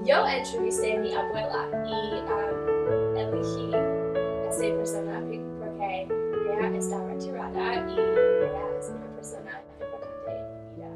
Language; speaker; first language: Spanish; non-native, learner; English